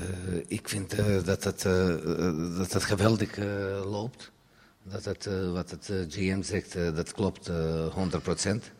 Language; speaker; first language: Dutch; non-native, fluent; Serbian